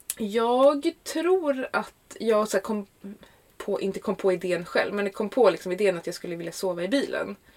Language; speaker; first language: Swedish; native; Swedish